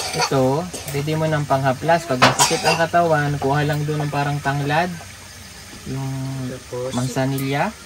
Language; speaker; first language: Filipino; non-native, local second language; Cebuano